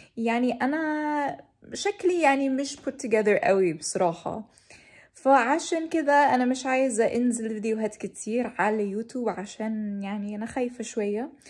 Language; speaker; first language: Egyptian Arabic; non-native, fluent; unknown